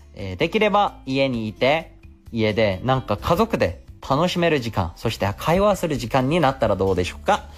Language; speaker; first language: Japanese; non-native, fluent; Korean